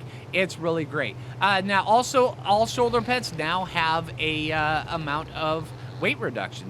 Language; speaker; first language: English; native; English